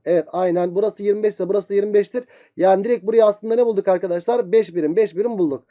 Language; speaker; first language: Turkish; native; Turkish